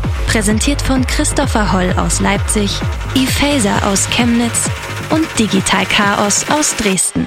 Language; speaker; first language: German; native; German